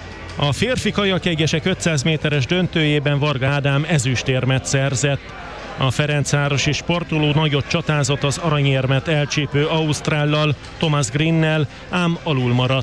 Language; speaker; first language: Hungarian; native; Hungarian